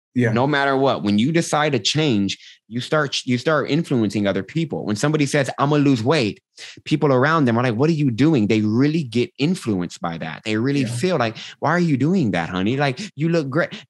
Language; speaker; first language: English; native; English